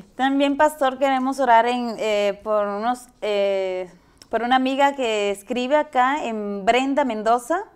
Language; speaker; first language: Spanish; native; Spanish